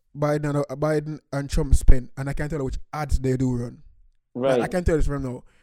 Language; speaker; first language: English; non-native, local second language; Jamaican Creole English